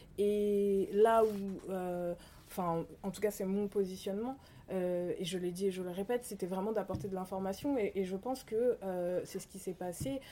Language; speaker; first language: French; native; French